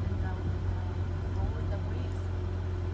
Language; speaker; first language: English; non-native, learner; Spanish